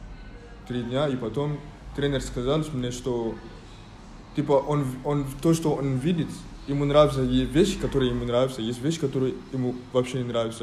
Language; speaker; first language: Russian; non-native, fluent; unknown